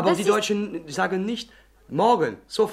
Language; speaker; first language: German; non-native, learner; French